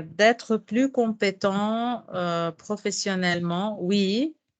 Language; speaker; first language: French; non-native, fluent; Arabic